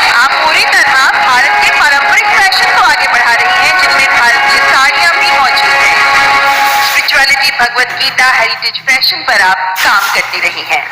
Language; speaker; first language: Hindi; native; Hindi